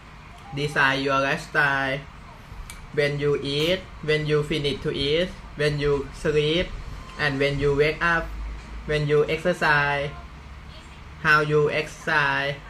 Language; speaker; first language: English; non-native, learner; Thai